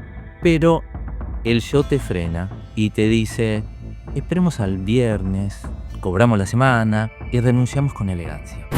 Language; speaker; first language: Spanish; native; Spanish